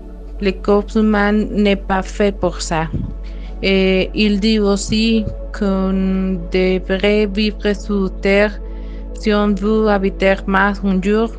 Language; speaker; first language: French; non-native, fluent; Spanish